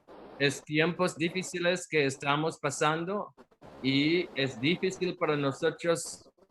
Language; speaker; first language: Spanish; non-native, learner; Portuguese